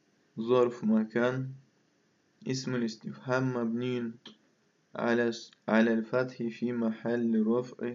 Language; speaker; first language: Arabic; non-native, fluent; Russian